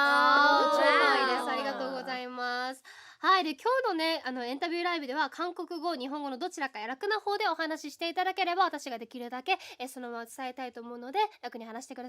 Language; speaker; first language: Japanese; native; Japanese